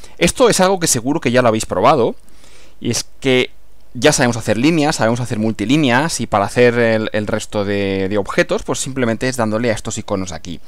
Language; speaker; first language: Spanish; native; Spanish